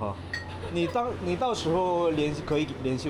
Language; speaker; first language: Chinese; non-native, fluent; Korean